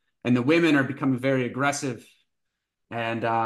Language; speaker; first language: English; native; English